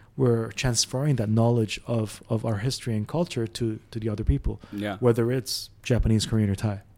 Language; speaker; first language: English; early bilingual, other home language; Arabic